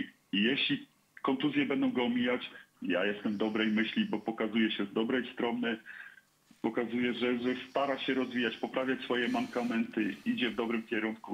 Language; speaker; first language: Polish; native; Polish